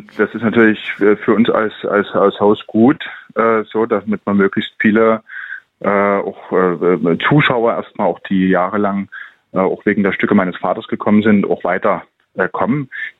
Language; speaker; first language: German; native; German